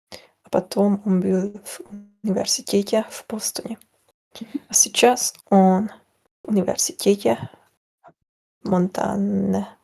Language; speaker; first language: Russian; non-native, learner; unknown